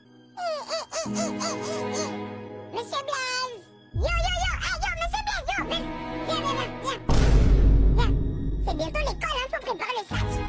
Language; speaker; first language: French; native; French